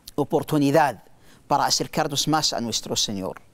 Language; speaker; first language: Spanish; non-native, learner; Arabic